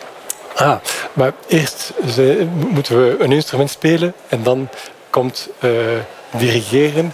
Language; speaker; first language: Dutch; non-native, fluent; French